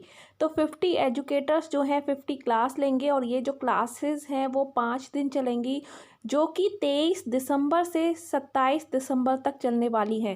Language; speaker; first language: Hindi; native; Hindi